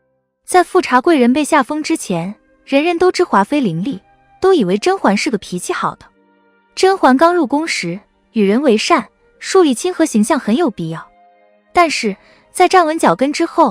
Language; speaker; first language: Chinese; native; Chinese